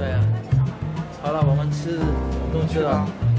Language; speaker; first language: Chinese; non-native, learner; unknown